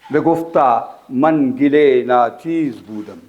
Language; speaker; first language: Persian; non-native, fluent; Urdu